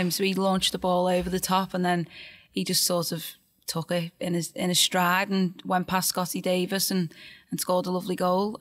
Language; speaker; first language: English; native; English